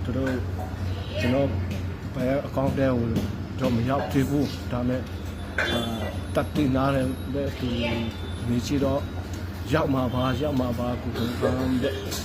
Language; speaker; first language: Burmese; non-native, local second language; Tedim Chin